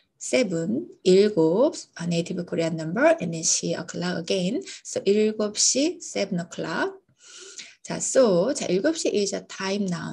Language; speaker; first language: English; non-native, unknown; Korean